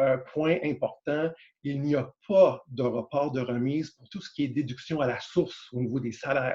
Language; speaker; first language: French; native; French